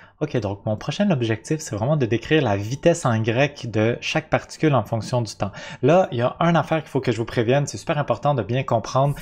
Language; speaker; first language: French; native; French